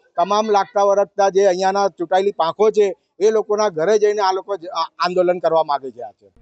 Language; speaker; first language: Gujarati; native; Gujarati